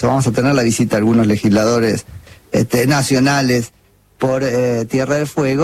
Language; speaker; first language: Spanish; native; Spanish